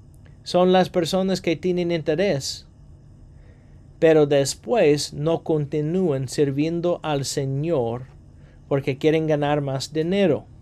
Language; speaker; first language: Spanish; non-native, fluent; English